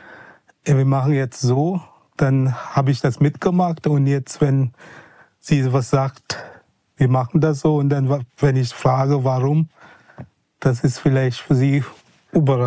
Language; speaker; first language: German; non-native, fluent; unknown